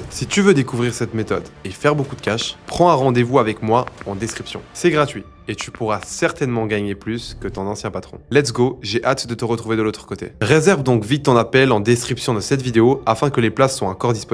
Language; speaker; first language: French; native; French